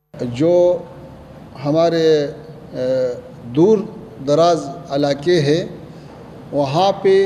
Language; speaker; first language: Hindi; non-native, learner; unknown